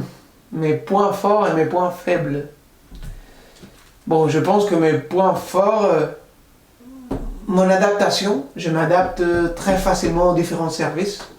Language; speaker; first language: French; non-native, fluent; Spanish